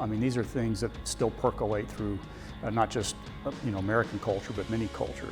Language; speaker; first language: English; native; English